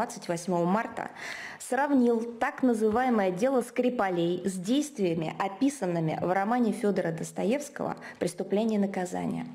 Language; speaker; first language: Russian; native; Russian